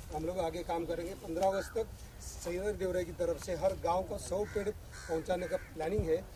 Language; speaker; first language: Hindi; non-native, local second language; Marathi